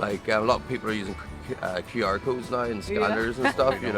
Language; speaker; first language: English; native; English